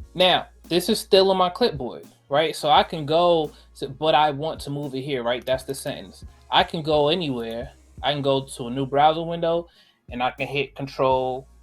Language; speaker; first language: English; native; English